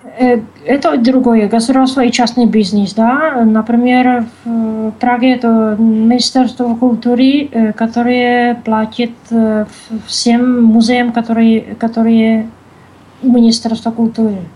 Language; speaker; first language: Russian; non-native, learner; Czech